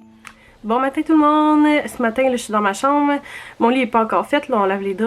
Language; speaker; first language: French; native; French